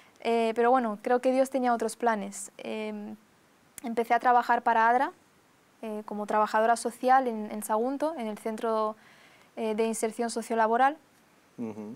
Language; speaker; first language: Spanish; early bilingual, other home language; Romanian